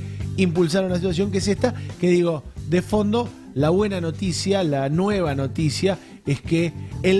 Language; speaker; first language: Spanish; native; Spanish